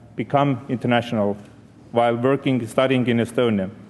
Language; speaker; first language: English; non-native, fluent; Estonian